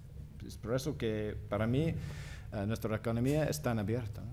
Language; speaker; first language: Spanish; non-native, fluent; English